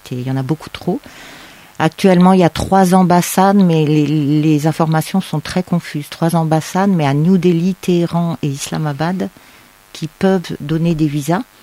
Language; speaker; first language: French; native; French